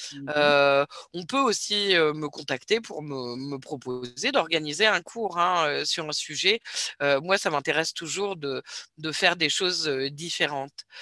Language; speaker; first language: French; native; French